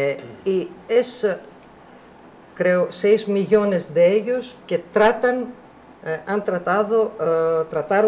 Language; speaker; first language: Spanish; non-native, learner; Greek